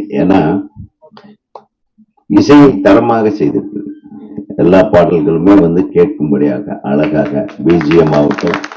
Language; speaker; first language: Tamil; native; Tamil